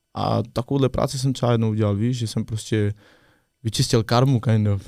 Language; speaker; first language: Czech; non-native, fluent; French